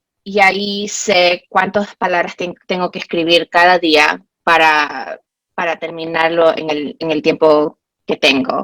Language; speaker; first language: Spanish; early bilingual, heritage; Spanish